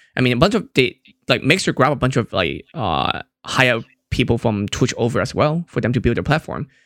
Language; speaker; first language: English; non-native, local second language; Cantonese